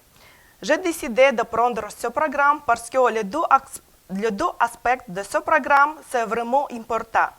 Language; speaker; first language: French; non-native, learner; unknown